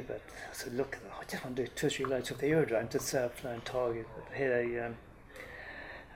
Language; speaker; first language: English; native; English